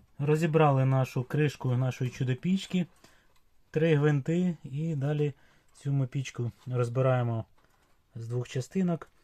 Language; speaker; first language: Ukrainian; non-native, local second language; Russian